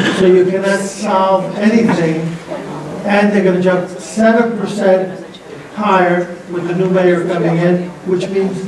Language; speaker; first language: English; non-native, fluent; Greek